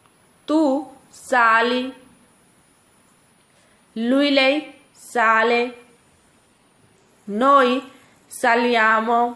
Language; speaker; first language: Italian; non-native, fluent; Urdu